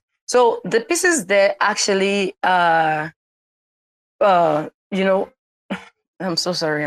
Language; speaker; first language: English; non-native, local second language; Igbo